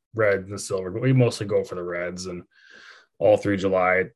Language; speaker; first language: English; native; English